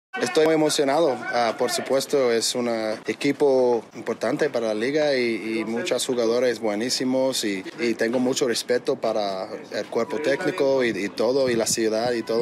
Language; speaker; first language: Spanish; non-native, learner; English